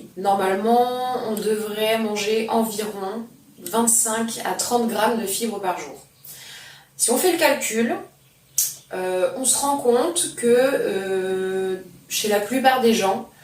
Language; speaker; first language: French; native; French